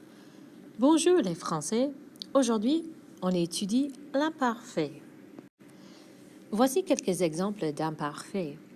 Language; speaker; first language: French; non-native, fluent; English